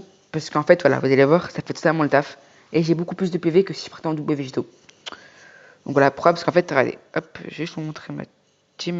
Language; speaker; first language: French; native; French